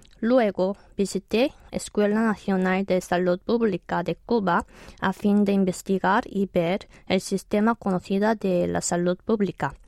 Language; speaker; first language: Spanish; non-native, fluent; Korean